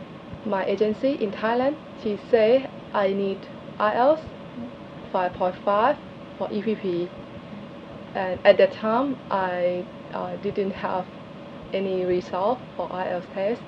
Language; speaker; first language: English; non-native, learner; Thai